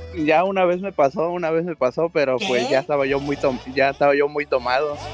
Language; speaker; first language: Spanish; native; Spanish